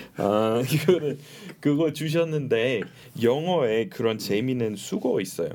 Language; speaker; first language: Korean; non-native, fluent; English